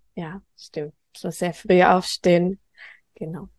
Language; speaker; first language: German; non-native, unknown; Japanese